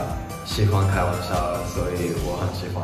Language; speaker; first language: Chinese; non-native, learner; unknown